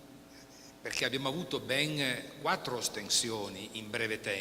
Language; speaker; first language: Italian; native; Italian